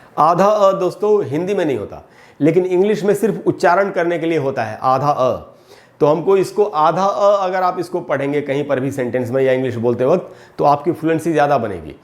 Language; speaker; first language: Hindi; native; Hindi